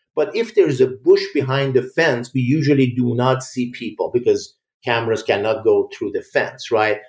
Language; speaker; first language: English; early bilingual, other home language; Persian